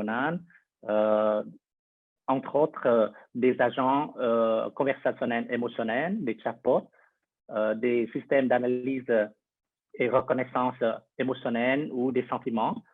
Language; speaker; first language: French; non-native, fluent; Vietnamese